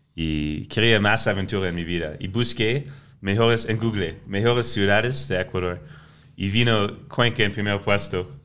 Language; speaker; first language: Spanish; non-native, fluent; French